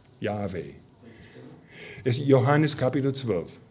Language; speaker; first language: German; non-native, fluent; English